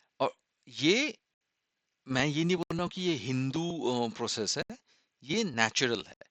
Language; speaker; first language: Hindi; non-native, local second language; Assamese